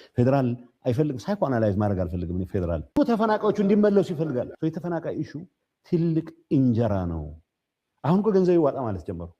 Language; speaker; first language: Amharic; non-native, local second language; Tigrinya